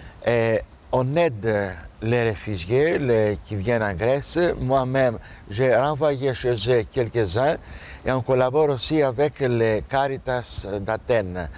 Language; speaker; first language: French; non-native, fluent; Greek